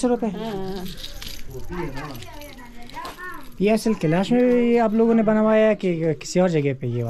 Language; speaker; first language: Hindi; non-native, learner; Persian